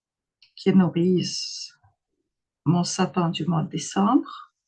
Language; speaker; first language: French; non-native, fluent; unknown